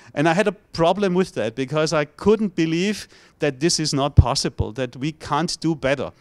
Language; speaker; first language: English; non-native, fluent; German